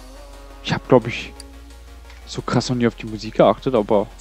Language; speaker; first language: German; native; German